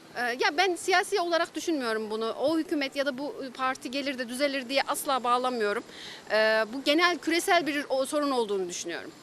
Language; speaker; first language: Turkish; native; Turkish